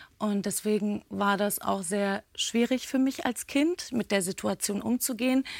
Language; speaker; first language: German; early bilingual, other home language; Turkish